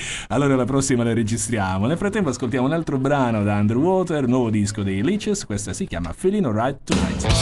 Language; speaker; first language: Italian; native; Italian